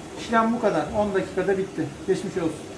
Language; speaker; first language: Turkish; native; Turkish